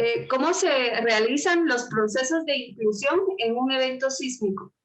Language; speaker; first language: Spanish; native; Spanish